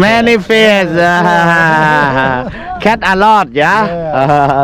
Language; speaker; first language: English; non-native, learner; Thai